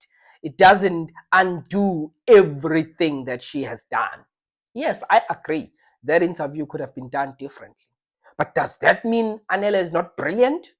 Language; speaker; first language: English; non-native, local second language; Zulu